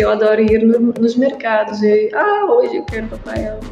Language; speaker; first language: Portuguese; non-native, learner; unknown